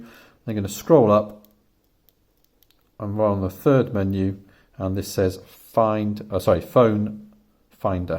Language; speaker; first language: English; native; English